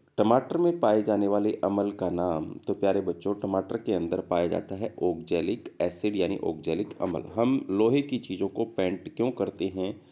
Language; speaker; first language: Hindi; native; Hindi